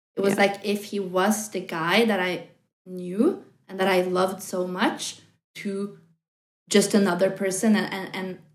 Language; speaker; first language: English; non-native, fluent; Norwegian